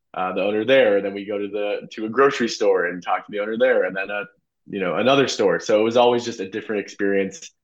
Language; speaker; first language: English; native; English